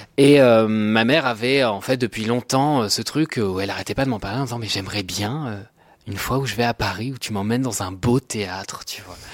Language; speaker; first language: French; native; French